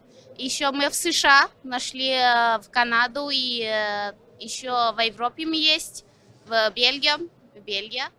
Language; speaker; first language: Russian; non-native, learner; Turkish